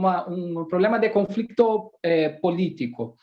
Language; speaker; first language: Spanish; non-native, fluent; Portuguese